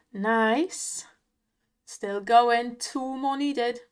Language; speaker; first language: English; native; English